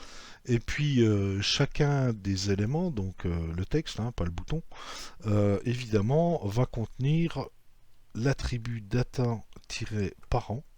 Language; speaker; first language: French; native; French